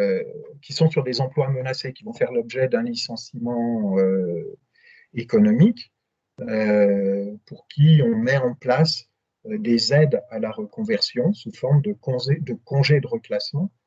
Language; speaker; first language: French; native; French